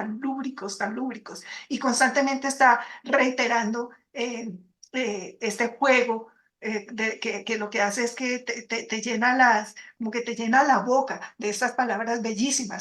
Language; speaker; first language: Spanish; native; Spanish